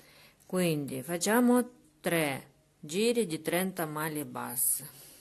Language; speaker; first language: Italian; non-native, learner; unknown